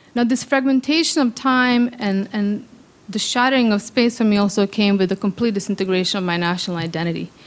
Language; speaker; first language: English; early bilingual, other home language; Serbian